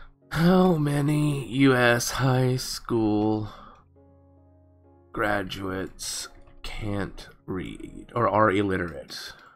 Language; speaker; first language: English; native; English